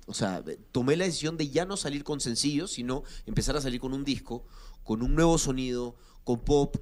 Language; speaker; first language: Spanish; native; Spanish